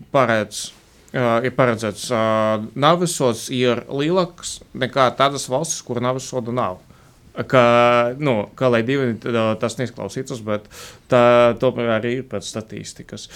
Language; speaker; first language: Latvian; non-native, fluent; Russian